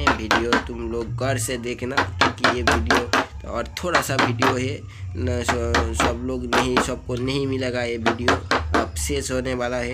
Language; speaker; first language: Hindi; non-native, local second language; Bangla